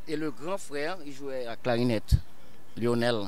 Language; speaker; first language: French; non-native, local second language; Haitian Creole